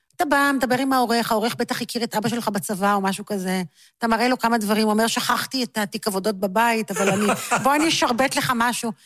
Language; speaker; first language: Hebrew; native; Hebrew